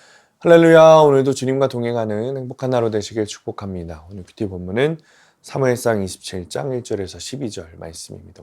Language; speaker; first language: Korean; native; Korean